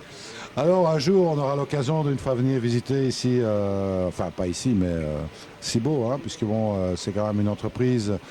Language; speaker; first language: French; native; French